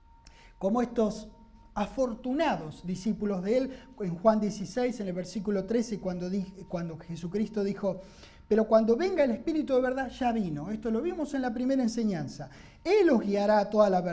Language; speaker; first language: Spanish; native; Spanish